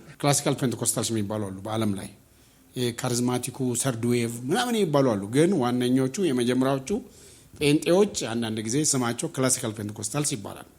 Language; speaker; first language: Amharic; non-native, local second language; Oromo